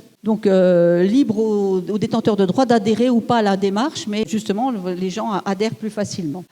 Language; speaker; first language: French; native; French